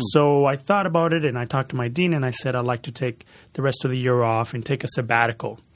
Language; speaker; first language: English; early bilingual, other home language; Spanish